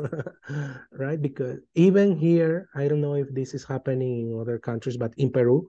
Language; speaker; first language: English; non-native, fluent; Spanish